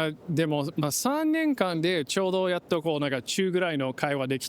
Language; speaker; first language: Japanese; non-native, fluent; English